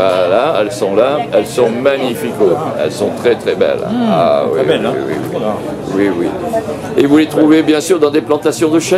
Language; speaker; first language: French; native; French